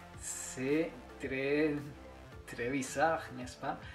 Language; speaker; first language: French; non-native, fluent; Spanish